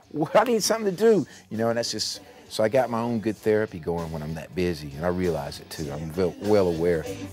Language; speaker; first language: English; native; English